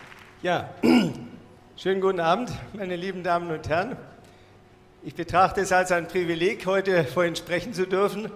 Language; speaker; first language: German; native; German